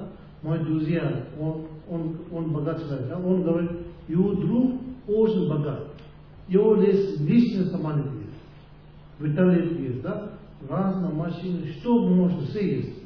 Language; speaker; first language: Russian; non-native, learner; Tibetan